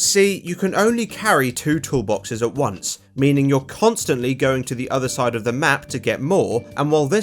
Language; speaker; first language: English; native; English